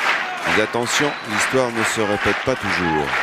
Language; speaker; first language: French; native; French